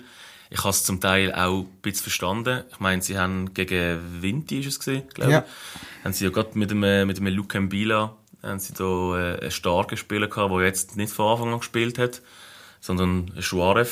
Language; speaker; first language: German; native; German